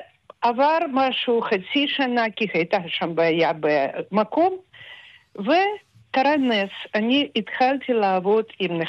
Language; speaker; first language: Hebrew; non-native, fluent; Russian